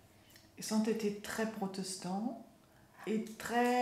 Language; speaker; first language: French; non-native, fluent; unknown